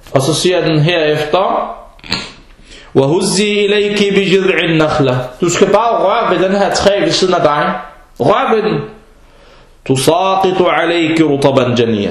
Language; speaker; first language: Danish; early bilingual, other home language; Arabic